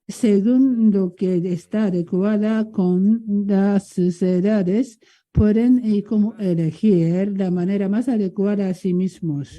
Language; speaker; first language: Spanish; non-native, learner; Japanese